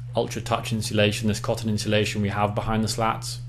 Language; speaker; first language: English; native; English